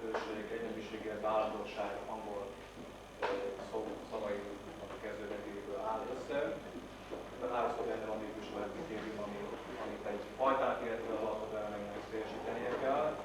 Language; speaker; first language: Hungarian; native; Hungarian